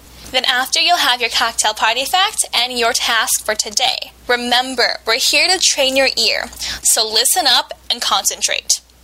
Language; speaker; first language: English; native; English